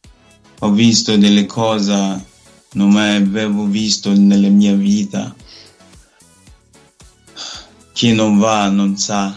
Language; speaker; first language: Italian; non-native, learner; Nigerian Pidgin